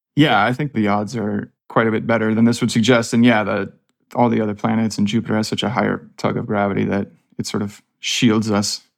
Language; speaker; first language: English; native; English